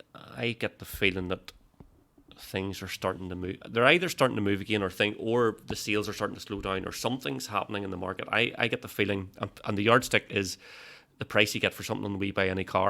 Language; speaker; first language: English; native; English